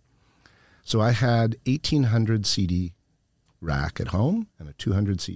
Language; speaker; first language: English; native; English